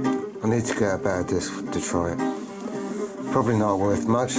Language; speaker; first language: English; native; English